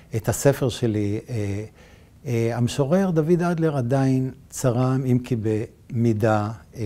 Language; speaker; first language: Hebrew; native; Hebrew